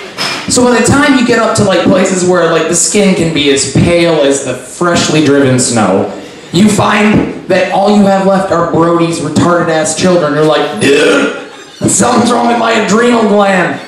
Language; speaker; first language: English; native; English